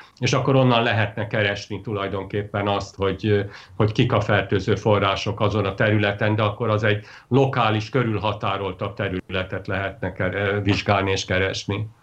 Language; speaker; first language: Hungarian; native; Hungarian